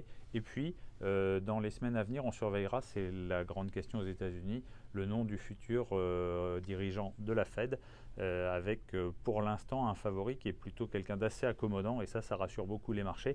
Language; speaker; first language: French; native; French